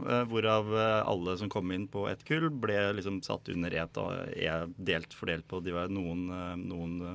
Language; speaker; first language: Norwegian; native; Norwegian